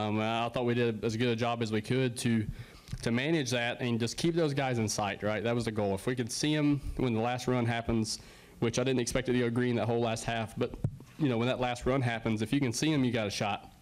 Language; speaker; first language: English; native; English